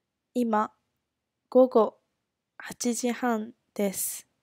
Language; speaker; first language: Japanese; non-native, fluent; English